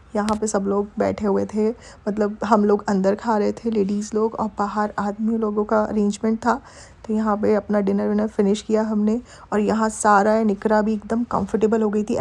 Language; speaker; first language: Hindi; native; Hindi